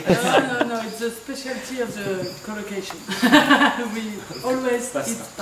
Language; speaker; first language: English; non-native, fluent; French